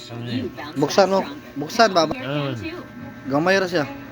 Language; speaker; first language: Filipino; non-native, local second language; Cebuano